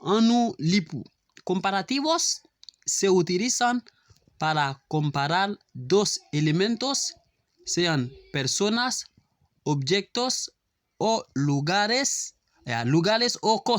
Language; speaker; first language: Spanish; non-native, learner; Haitian Creole